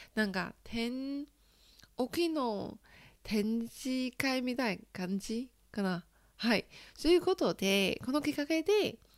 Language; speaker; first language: Japanese; non-native, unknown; Chinese